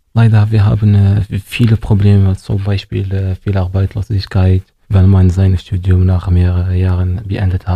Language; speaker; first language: German; non-native, learner; Arabic